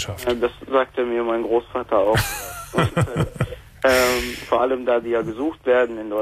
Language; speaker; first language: German; native; German